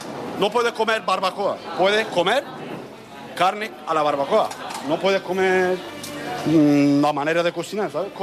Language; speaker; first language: Spanish; non-native, learner; Turkish